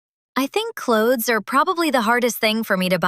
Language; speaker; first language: English; native; English